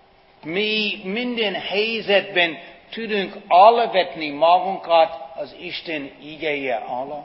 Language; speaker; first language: Hungarian; non-native, fluent; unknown